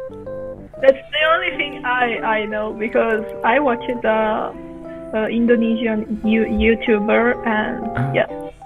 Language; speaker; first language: English; non-native, fluent; Italian